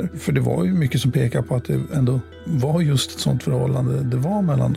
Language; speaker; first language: Swedish; native; Swedish